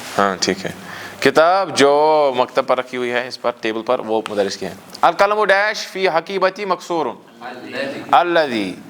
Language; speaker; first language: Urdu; non-native, local second language; Kashmiri